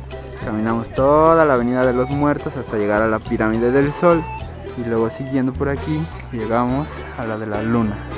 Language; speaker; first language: Spanish; native; Spanish